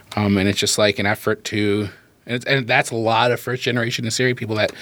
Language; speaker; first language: English; native; English